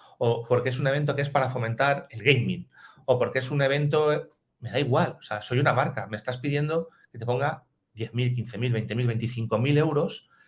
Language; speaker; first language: Spanish; native; Spanish